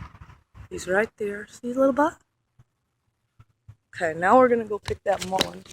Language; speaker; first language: English; native; English